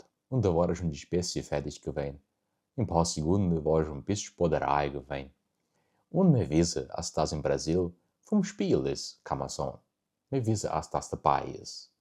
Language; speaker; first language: German; early bilingual, heritage; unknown